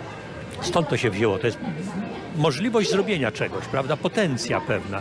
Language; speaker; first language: Polish; native; Polish